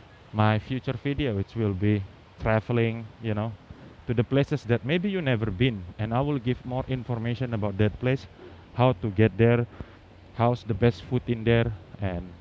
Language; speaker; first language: English; non-native, learner; Indonesian